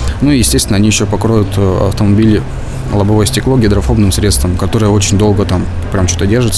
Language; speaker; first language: Russian; native; Russian